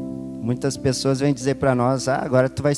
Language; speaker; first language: Portuguese; native; Portuguese